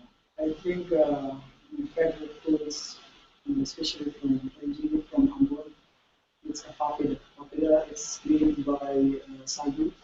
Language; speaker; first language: English; non-native, learner; Indonesian